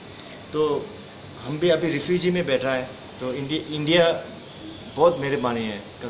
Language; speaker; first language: Hindi; non-native, local second language; Tibetan